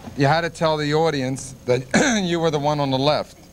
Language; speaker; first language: English; native; English